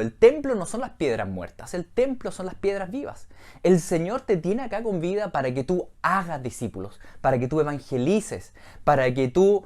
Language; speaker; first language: Spanish; native; Spanish